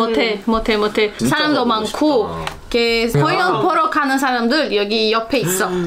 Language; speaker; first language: Korean; non-native, learner; Portuguese